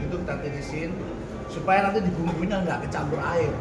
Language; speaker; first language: Indonesian; native; Indonesian